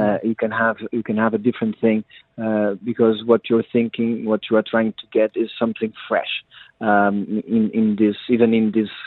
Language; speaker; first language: English; non-native, fluent; Portuguese